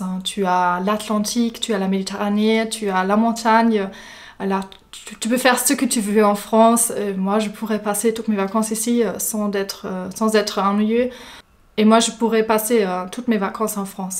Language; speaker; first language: French; non-native, fluent; German